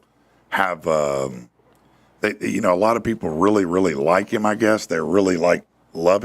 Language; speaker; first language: English; native; English